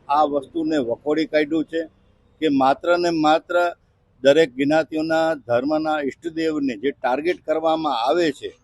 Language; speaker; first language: Gujarati; non-native, local second language; Sindhi